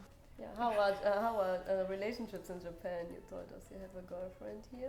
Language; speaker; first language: English; non-native, fluent; German